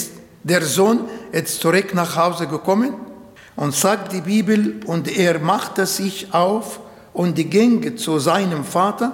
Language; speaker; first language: German; non-native, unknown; Arabic